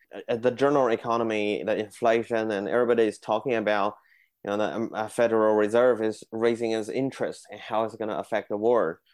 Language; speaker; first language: English; non-native, fluent; Chinese